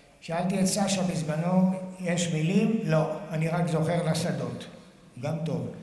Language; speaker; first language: Hebrew; native; Hebrew